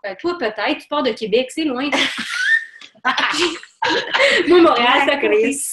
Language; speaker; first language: French; native; French